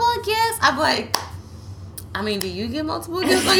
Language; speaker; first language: English; native; English